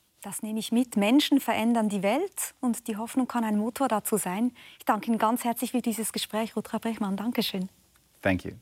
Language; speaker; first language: German; native; German